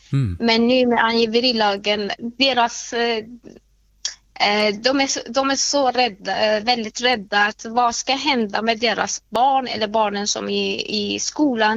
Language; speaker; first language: Swedish; non-native, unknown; Persian